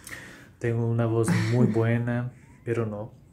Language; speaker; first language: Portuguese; non-native, learner; Spanish